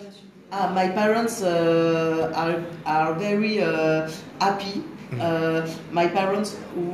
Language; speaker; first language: English; non-native, learner; French